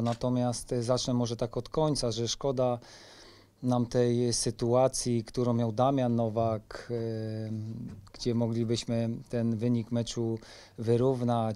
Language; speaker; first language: Polish; native; Polish